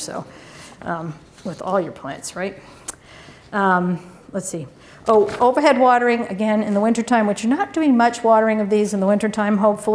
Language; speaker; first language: English; native; English